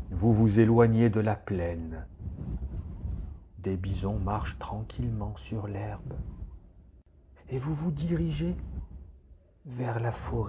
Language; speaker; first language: French; native; French